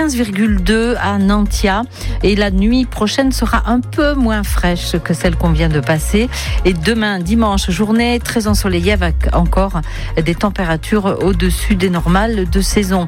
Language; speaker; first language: French; native; French